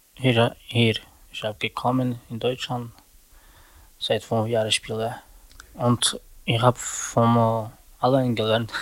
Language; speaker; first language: German; non-native, learner; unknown